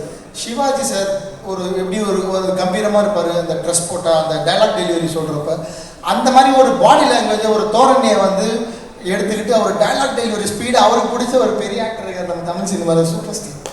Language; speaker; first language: Tamil; native; Tamil